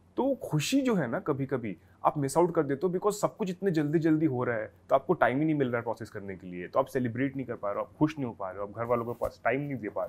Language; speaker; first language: Hindi; native; Hindi